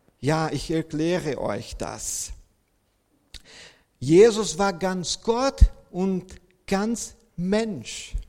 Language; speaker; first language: German; non-native, fluent; Portuguese